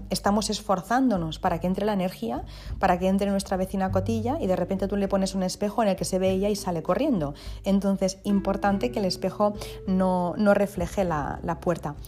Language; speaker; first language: Spanish; non-native, local second language; Catalan